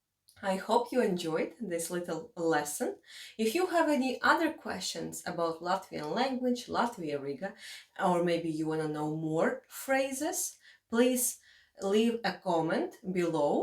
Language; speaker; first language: English; non-native, fluent; Latvian